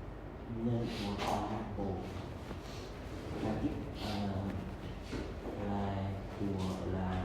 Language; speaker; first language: French; non-native, learner; Khmer